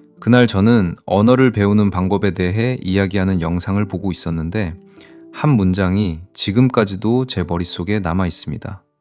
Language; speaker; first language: Korean; non-native, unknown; Arabic